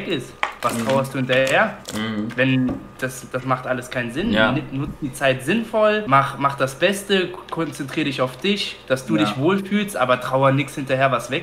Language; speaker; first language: German; native; German